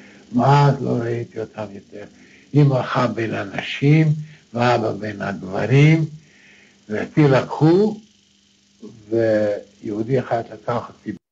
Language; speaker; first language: Hebrew; non-native, fluent; Polish